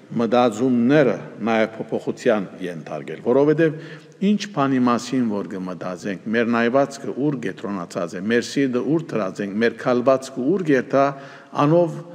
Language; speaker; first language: Armenian; native; Armenian